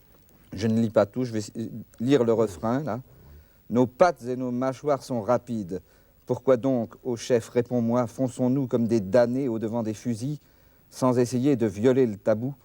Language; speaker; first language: French; native; French